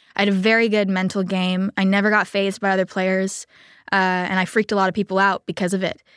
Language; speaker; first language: English; native; English